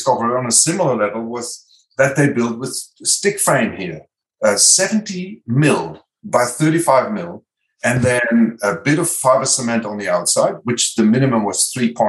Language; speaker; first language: English; non-native, fluent; Dutch